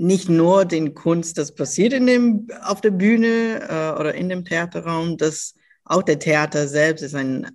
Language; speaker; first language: German; non-native, local second language; English